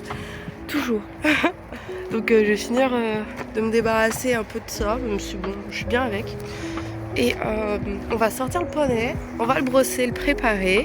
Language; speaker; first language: French; native; French